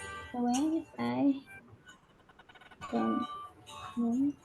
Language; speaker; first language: English; non-native, fluent; Indonesian